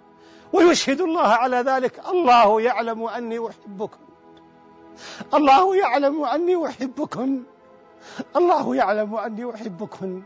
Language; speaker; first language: Arabic; native; Arabic